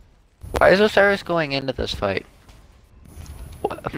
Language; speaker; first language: English; native; English